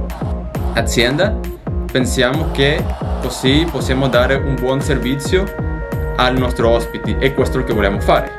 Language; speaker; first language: Italian; non-native, learner; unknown